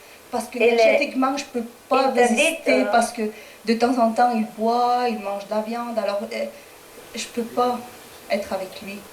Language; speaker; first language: French; non-native, fluent; Spanish